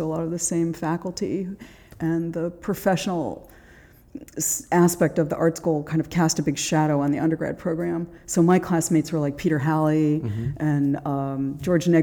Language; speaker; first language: English; native; English